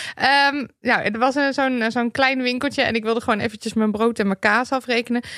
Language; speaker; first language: Dutch; native; Dutch